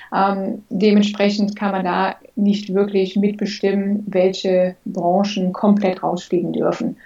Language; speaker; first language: German; early bilingual, other home language; English